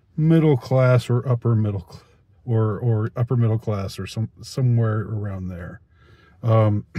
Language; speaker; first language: English; native; English